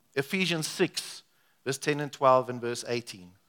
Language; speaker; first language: English; non-native, local second language; Afrikaans